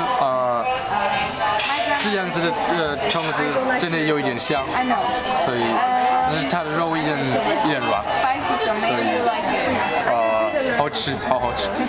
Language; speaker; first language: Chinese; non-native, learner; German